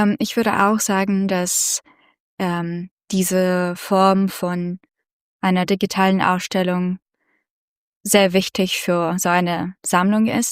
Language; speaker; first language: German; non-native, fluent; Russian